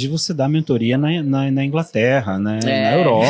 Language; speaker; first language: Portuguese; native; Portuguese